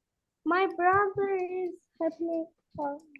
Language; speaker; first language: English; non-native, learner; Indonesian